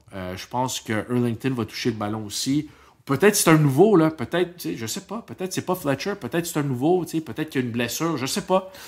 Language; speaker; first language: French; native; French